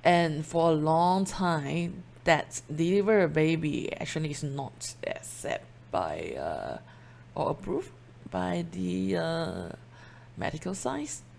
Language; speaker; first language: English; non-native, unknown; Chinese